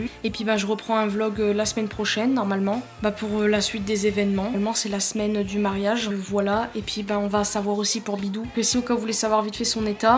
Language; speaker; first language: French; native; French